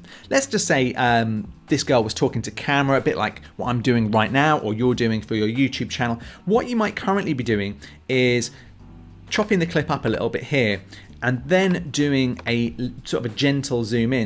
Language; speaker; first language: English; native; English